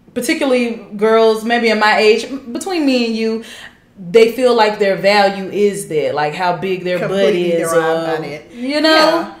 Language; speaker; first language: English; native; English